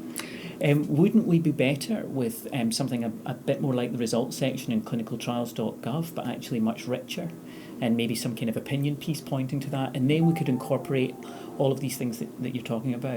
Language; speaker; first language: English; native; English